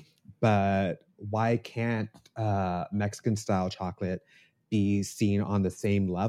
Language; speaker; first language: English; native; English